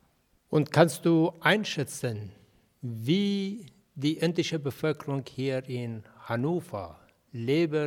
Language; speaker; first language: German; non-native, fluent; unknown